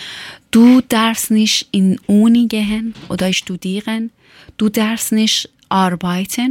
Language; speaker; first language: German; non-native, learner; Persian